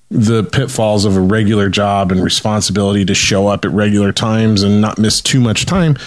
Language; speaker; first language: English; native; English